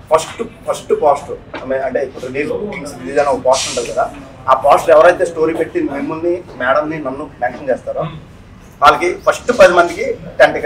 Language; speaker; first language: Telugu; native; Telugu